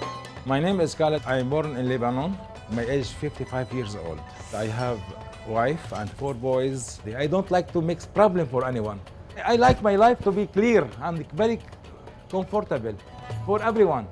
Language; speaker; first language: English; non-native, learner; Arabic